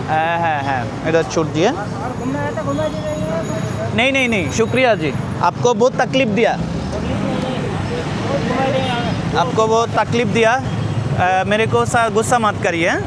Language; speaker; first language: Hindi; non-native, learner; Bangla